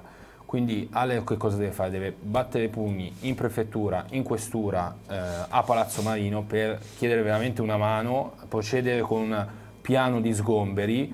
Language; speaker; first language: Italian; native; Italian